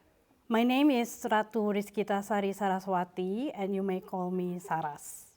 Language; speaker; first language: English; non-native, fluent; Indonesian